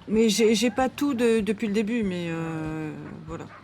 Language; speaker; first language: French; native; French